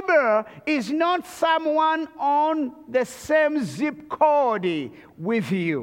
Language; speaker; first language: English; non-native, local second language; Kinyarwanda